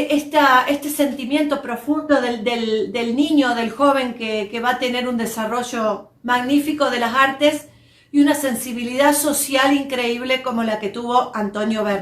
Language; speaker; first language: Spanish; native; Spanish